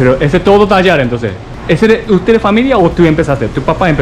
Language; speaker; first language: Spanish; non-native, learner; Japanese